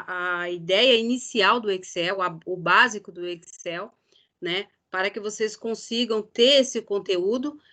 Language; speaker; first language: Portuguese; native; Portuguese